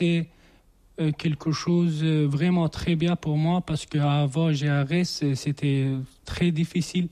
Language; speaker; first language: French; non-native, learner; Persian